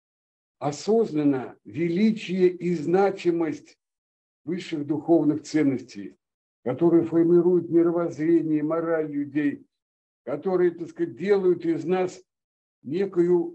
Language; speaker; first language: Russian; native; Russian